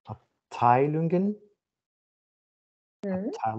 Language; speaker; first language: German; non-native, learner; Azerbaijani